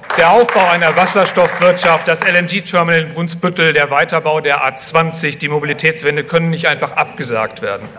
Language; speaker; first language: German; native; German